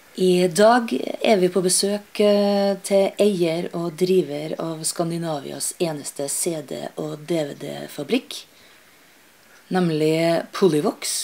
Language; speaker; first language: Norwegian; native; Norwegian